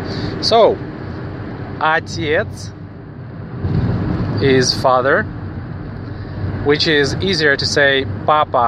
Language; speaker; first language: English; non-native, fluent; Russian